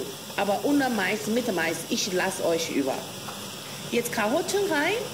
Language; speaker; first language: German; non-native, learner; Chinese